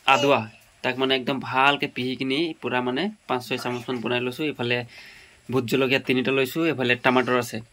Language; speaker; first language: Assamese; non-native, local second language; Sadri